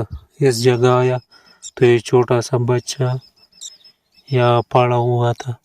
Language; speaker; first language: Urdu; non-native, local second language; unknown